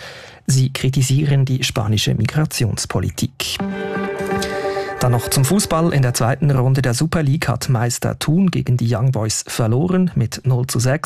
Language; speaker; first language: German; native; German